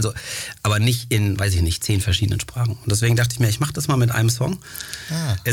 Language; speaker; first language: German; early bilingual, other home language; Greek